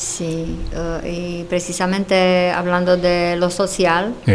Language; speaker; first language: Spanish; non-native, fluent; Romanian